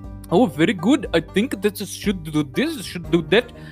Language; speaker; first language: English; non-native, fluent; Portuguese